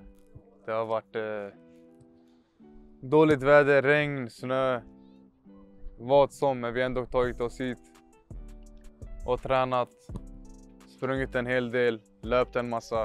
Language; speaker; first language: Swedish; native; Swedish